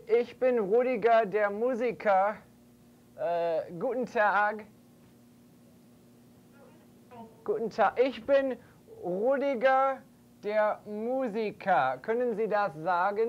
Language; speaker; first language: German; non-native, fluent; English